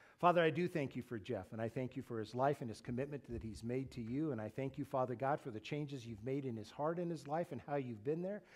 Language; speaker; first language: English; native; English